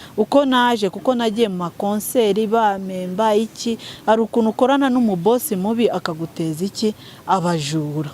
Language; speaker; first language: Kinyarwanda; native; Kinyarwanda